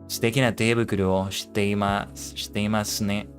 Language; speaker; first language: Japanese; non-native, learner; English